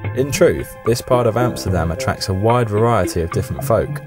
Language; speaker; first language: English; native; English